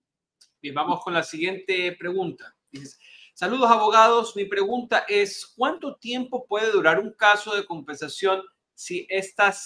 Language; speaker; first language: Spanish; native; Spanish